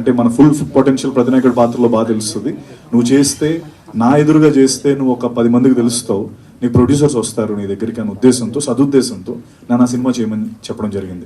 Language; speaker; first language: Telugu; native; Telugu